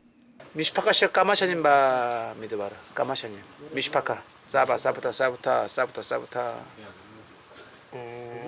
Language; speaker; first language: Hebrew; non-native, learner; Korean